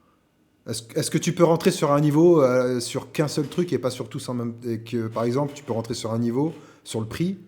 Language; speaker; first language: French; native; French